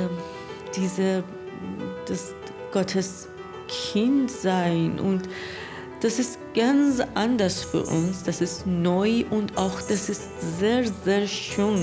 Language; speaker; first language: German; non-native, learner; Persian